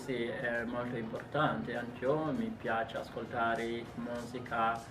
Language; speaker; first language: Italian; non-native, fluent; Haitian Creole